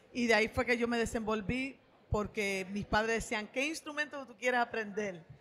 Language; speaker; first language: Spanish; native; Spanish